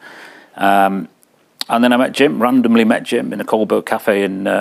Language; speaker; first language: English; native; English